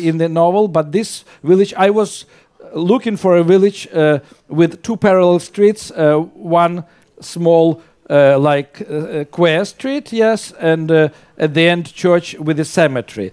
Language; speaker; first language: English; non-native, fluent; Russian